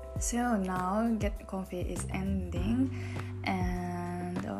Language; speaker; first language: English; non-native, learner; Japanese